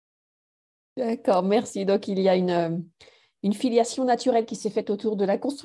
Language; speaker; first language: French; native; French